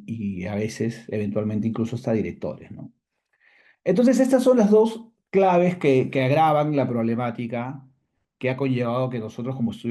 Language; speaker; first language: Spanish; native; Spanish